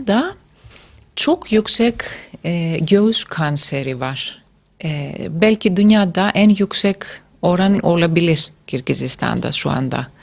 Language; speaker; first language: Turkish; non-native, fluent; Greek